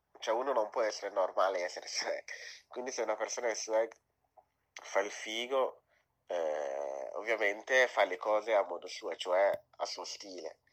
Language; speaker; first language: Italian; early bilingual, other home language; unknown